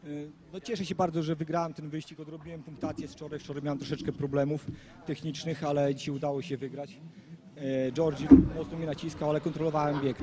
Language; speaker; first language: Polish; native; Polish